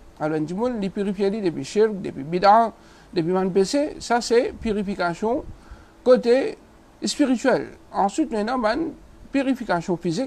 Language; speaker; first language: French; non-native, local second language; Morisyen